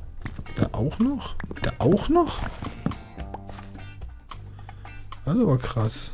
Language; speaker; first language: German; native; German